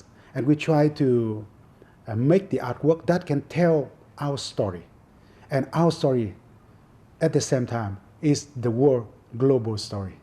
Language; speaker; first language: English; non-native, fluent; Vietnamese